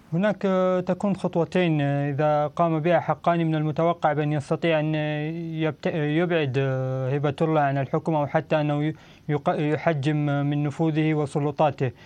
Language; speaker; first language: Arabic; non-native, fluent; Pashto